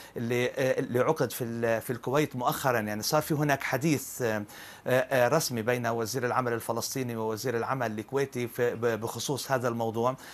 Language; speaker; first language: Arabic; native; Arabic